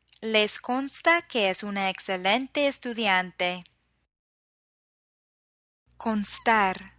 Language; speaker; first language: Spanish; non-native, fluent; English